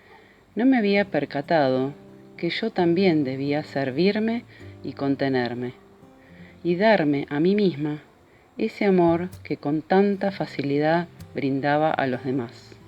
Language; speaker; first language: Spanish; native; Spanish